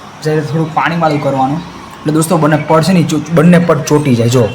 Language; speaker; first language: Gujarati; native; Gujarati